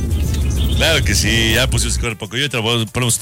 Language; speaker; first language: Spanish; native; Spanish